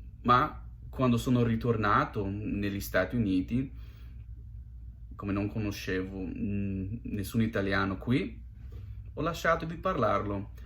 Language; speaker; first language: Italian; non-native, learner; English